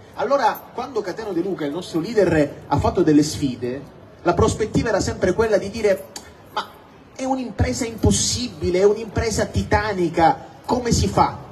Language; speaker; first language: Italian; native; Italian